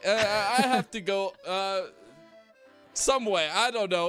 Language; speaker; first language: English; native; English